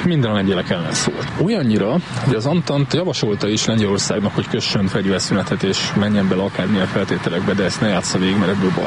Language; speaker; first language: Hungarian; native; Hungarian